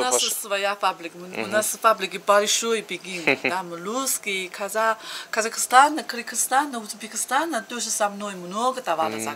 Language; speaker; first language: Russian; non-native, learner; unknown